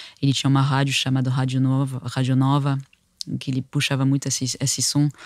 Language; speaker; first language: Portuguese; non-native, fluent; French